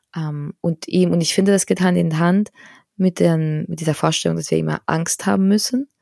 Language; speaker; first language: German; non-native, fluent; Spanish